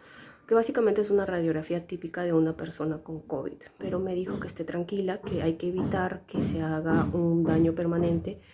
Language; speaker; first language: Spanish; native; Spanish